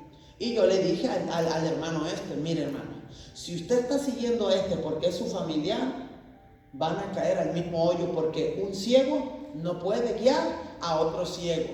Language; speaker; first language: Spanish; native; Spanish